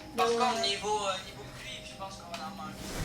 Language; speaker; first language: French; native; French